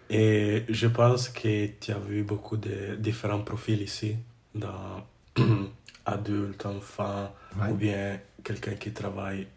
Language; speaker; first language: French; non-native, learner; English